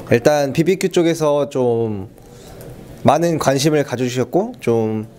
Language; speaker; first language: Korean; native; Korean